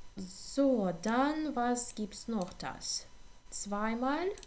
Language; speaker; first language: German; non-native, fluent; Ukrainian